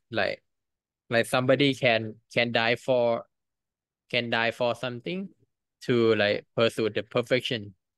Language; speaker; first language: English; non-native, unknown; Thai